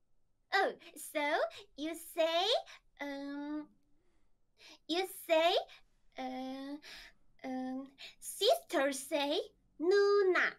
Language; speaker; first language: English; non-native, learner; Korean